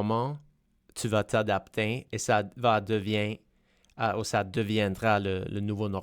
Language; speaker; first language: French; non-native, fluent; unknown